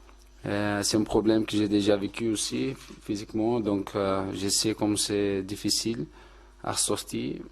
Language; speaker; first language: French; non-native, fluent; Portuguese